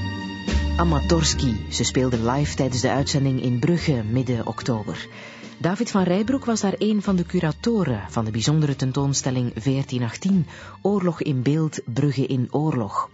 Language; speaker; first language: Dutch; native; Dutch